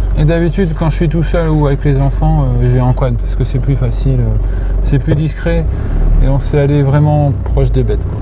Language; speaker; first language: French; native; French